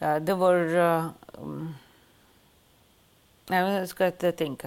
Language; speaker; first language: Swedish; non-native, fluent; Russian